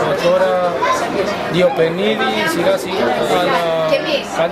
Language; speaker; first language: Greek; non-native, learner; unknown